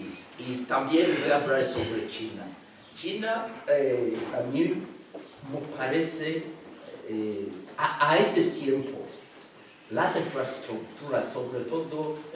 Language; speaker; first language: Spanish; non-native, fluent; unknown